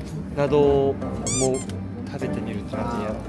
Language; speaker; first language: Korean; non-native, learner; Japanese